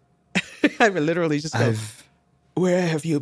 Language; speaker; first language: English; non-native, local second language; Cantonese